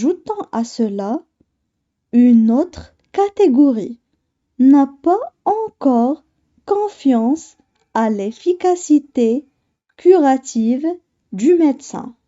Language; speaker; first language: French; non-native, local second language; Arabic